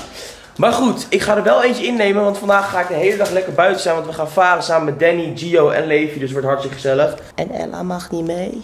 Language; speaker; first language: Dutch; native; Dutch